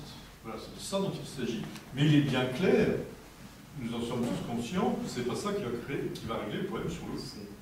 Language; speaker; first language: French; native; French